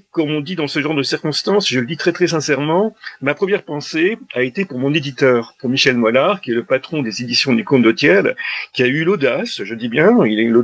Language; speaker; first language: French; native; French